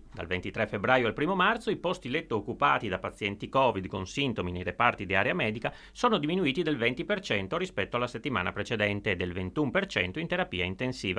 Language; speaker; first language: Italian; native; Italian